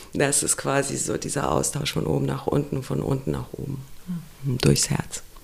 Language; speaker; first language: German; early bilingual, other home language; Romanian